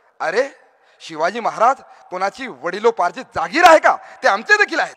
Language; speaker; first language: Marathi; non-native, local second language; Urdu